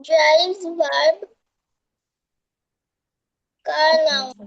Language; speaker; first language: English; non-native, learner; Bangla